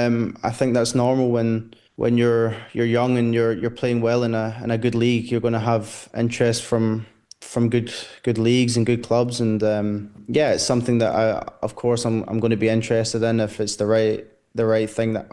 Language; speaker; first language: English; native; English